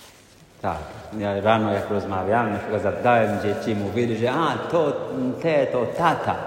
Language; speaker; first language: Polish; non-native, fluent; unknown